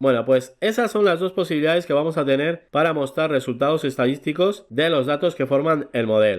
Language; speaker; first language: Spanish; native; Spanish